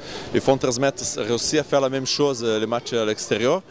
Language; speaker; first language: French; non-native, fluent; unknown